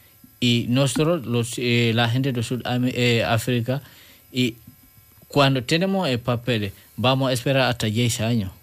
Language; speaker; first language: Spanish; non-native, learner; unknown